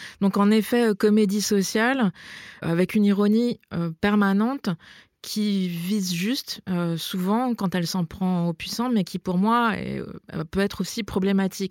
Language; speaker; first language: French; native; French